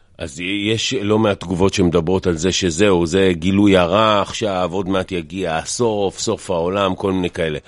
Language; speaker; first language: Hebrew; native; Hebrew